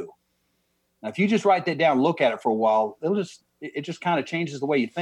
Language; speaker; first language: English; native; English